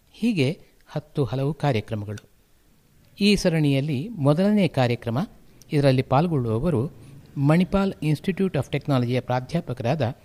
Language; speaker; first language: Kannada; native; Kannada